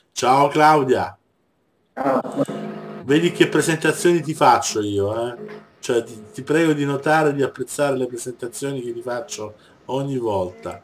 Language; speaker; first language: Italian; native; Italian